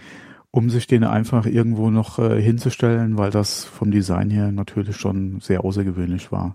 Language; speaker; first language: German; native; German